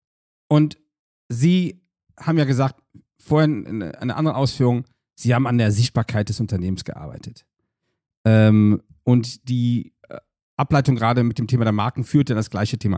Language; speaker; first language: German; native; German